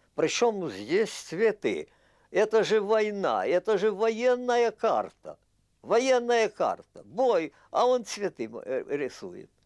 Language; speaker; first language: Russian; non-native, local second language; Ukrainian